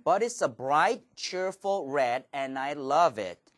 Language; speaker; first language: English; non-native, fluent; Korean